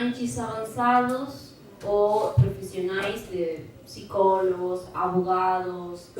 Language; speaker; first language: Portuguese; non-native, fluent; Spanish